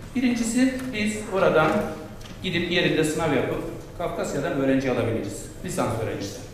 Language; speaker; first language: Turkish; native; Turkish